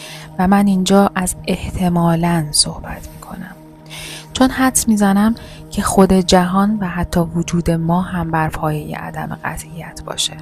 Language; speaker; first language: Persian; native; Persian